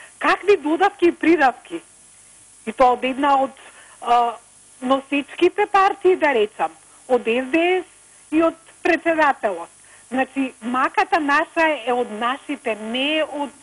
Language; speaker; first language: Macedonian; native; Macedonian